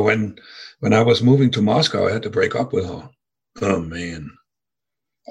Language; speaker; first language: English; non-native, fluent; German